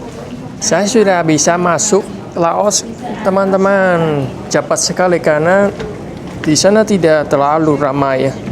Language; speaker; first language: Indonesian; non-native, fluent; Vietnamese